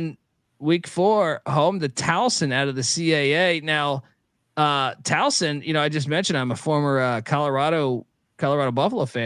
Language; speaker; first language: English; native; English